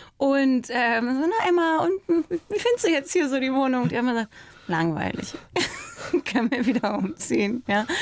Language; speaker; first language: German; native; German